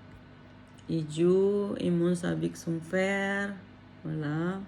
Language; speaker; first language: French; non-native, learner; Filipino